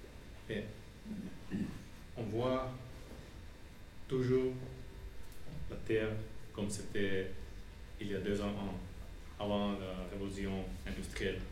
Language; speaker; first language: French; non-native, learner; Finnish